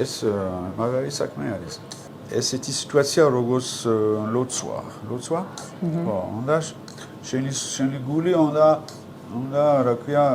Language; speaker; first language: Georgian; non-native, learner; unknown